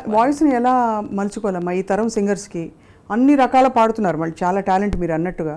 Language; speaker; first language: Telugu; native; Telugu